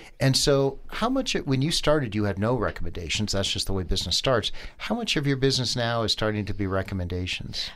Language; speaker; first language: English; native; English